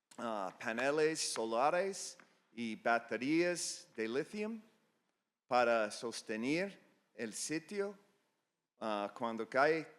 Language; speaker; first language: Spanish; non-native, fluent; English